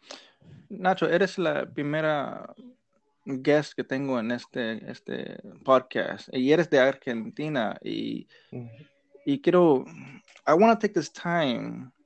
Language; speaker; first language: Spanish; non-native, learner; English